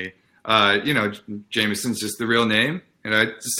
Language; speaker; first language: English; native; English